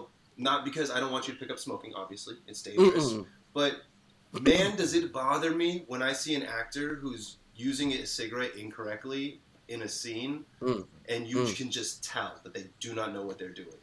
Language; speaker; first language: English; native; English